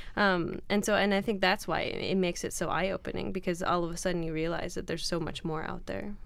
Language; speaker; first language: English; non-native, fluent; Arabic